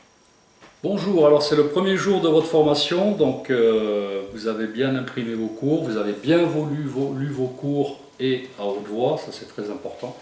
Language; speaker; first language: French; native; French